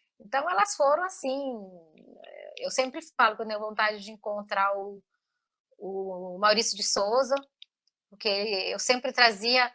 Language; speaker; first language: Portuguese; native; Portuguese